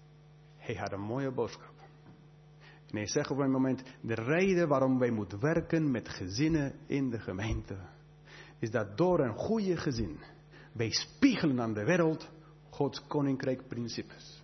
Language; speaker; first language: Dutch; non-native, fluent; English